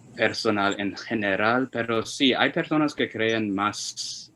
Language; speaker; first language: Spanish; non-native, fluent; Chinese